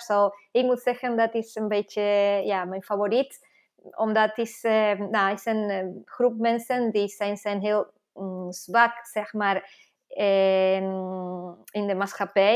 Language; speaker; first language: Dutch; non-native, fluent; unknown